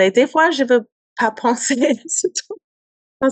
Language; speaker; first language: French; non-native, learner; English